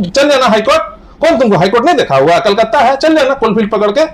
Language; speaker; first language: Hindi; non-native, local second language; Bangla